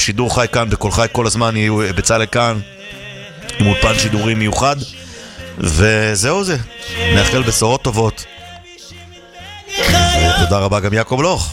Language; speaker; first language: Hebrew; native; Hebrew